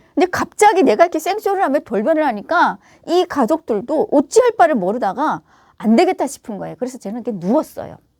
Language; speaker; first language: Korean; native; Korean